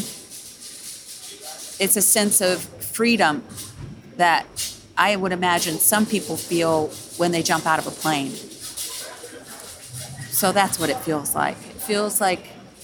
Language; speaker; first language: English; native; English